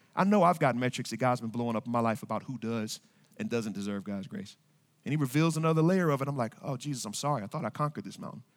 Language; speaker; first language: English; native; English